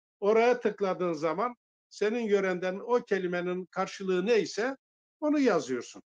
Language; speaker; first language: Turkish; non-native, local second language; Zaza